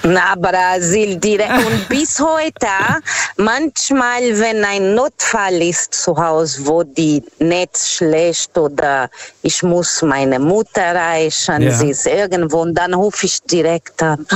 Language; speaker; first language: German; non-native, fluent; Portuguese